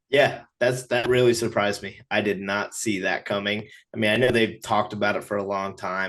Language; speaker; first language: English; native; English